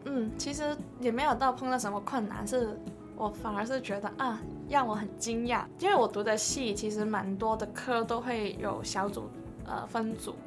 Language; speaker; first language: Chinese; non-native, local second language; Cantonese